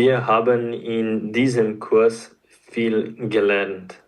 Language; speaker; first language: German; non-native, learner; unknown